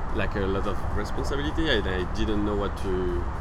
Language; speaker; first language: English; non-native, fluent; French